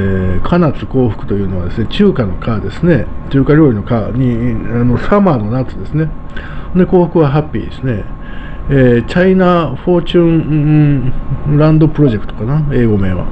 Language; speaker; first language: Japanese; native; Japanese